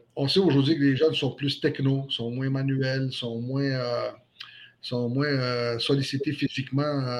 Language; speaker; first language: French; native; French